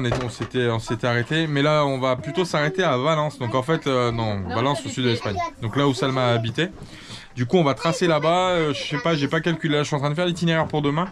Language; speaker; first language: French; native; French